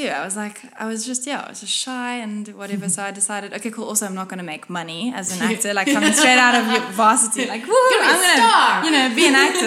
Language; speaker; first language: English; non-native, local second language; Afrikaans